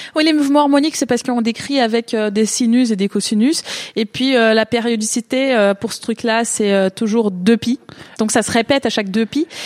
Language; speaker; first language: French; non-native, fluent; Portuguese